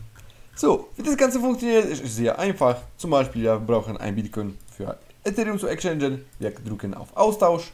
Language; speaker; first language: German; non-native, fluent; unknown